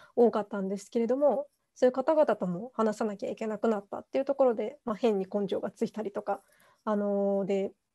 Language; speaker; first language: Japanese; native; Japanese